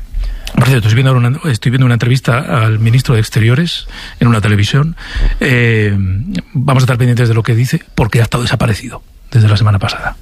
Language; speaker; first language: Spanish; native; Spanish